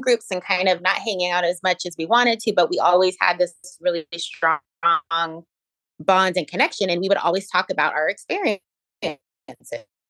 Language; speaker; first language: English; native; English